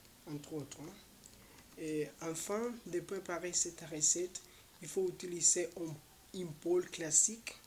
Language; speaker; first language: French; non-native, learner; Spanish